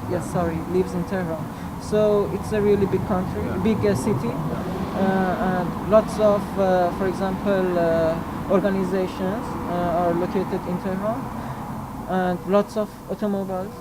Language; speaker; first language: English; non-native, learner; Persian